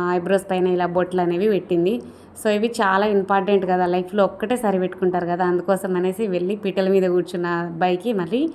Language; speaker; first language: Telugu; non-native, local second language; Lambadi